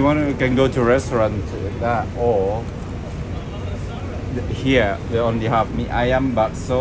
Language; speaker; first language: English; non-native, learner; Indonesian